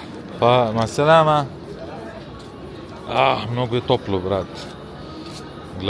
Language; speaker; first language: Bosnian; early bilingual, heritage; Bosnian